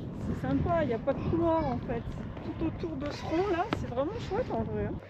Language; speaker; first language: French; native; French